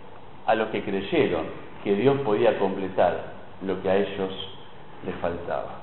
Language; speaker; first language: Spanish; native; Spanish